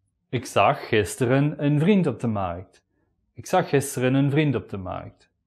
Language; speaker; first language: Dutch; native; Dutch